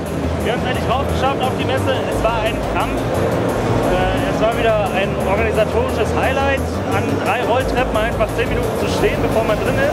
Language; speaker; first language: German; native; German